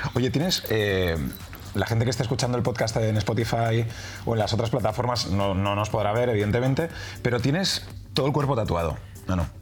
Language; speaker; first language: Spanish; native; Spanish